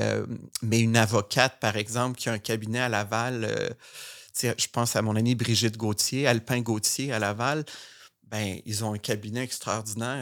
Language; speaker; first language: French; native; French